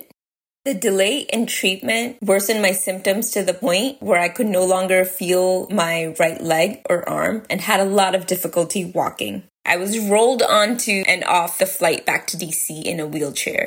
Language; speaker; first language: English; early bilingual, other home language; Gujarati